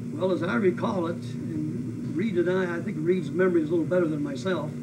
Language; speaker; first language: English; native; English